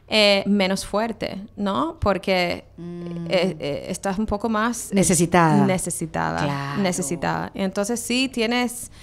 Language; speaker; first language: Spanish; non-native, fluent; English